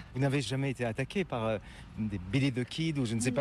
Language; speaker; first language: French; native; French